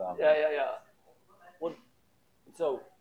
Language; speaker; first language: German; non-native, learner; English